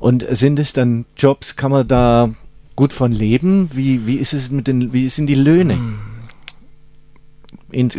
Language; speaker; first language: German; native; German